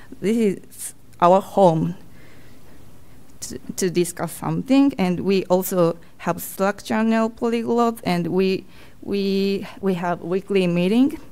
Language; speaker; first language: English; non-native, learner; Japanese